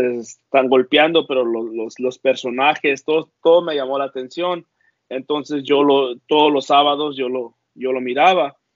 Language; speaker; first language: Spanish; early bilingual, heritage; Spanish